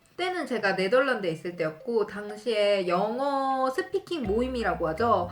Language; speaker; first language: Korean; native; Korean